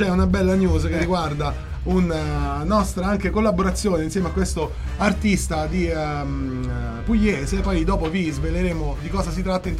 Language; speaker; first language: Italian; native; Italian